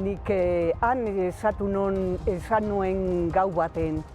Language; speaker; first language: Basque; non-native, local second language; Spanish